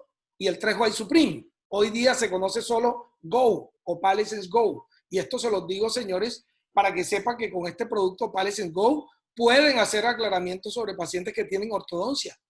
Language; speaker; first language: Spanish; native; Spanish